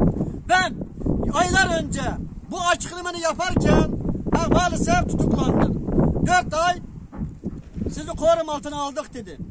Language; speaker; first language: Turkish; non-native, learner; Uyghur